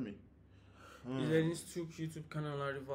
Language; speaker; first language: Turkish; non-native, learner; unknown